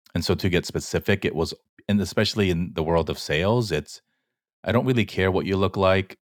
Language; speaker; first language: English; early bilingual, other home language; Korean